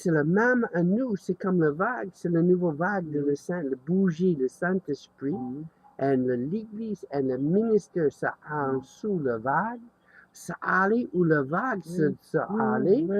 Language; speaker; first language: French; non-native, learner; English